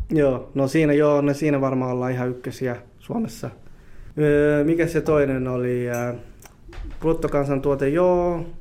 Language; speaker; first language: Finnish; early bilingual, other home language; Somali